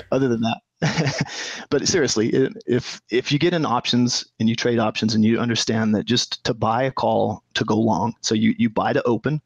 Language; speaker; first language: English; native; English